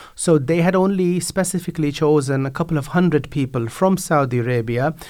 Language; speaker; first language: English; non-native, fluent; Dutch